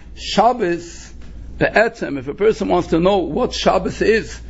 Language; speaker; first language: English; native; English